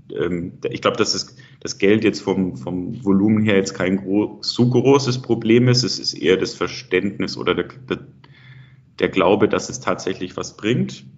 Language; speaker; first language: German; native; German